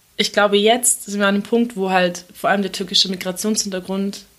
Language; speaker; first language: German; early bilingual, other home language; Turkish